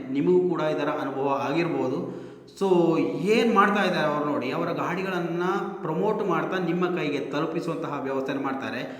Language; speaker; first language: Kannada; native; Kannada